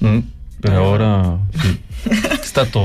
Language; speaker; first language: Italian; non-native, learner; French